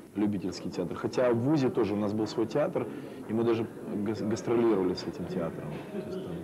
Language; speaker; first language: Russian; native; Russian